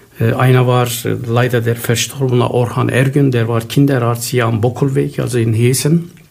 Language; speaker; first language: German; non-native, fluent; Turkish